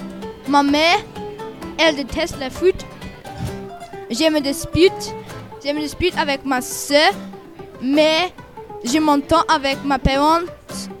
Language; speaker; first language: French; non-native, learner; English